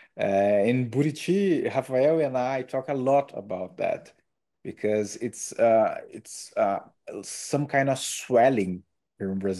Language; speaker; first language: English; non-native, learner; Portuguese